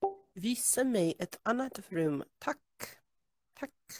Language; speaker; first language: Swedish; non-native, learner; English